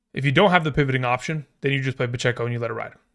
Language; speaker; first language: English; native; English